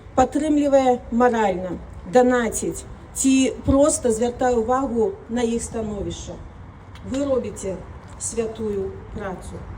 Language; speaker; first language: Belarusian; non-native, local second language; Russian